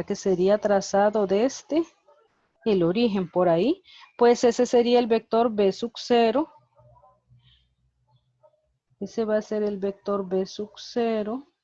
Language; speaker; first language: Spanish; native; Spanish